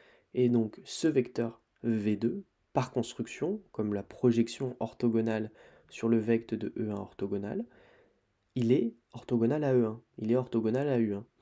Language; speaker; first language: French; native; French